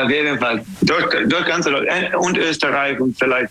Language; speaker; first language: German; non-native, fluent; English